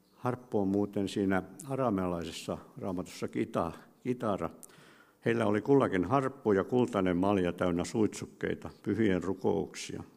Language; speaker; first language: Finnish; native; Finnish